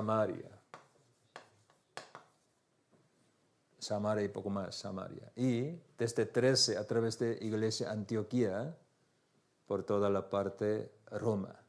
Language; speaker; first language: Spanish; non-native, learner; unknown